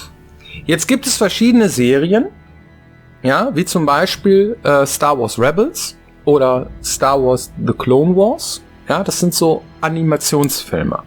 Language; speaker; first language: German; native; German